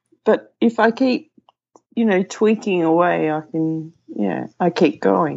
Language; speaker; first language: English; native; English